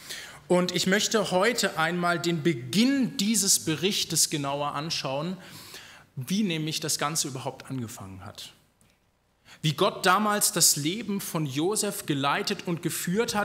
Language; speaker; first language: German; native; German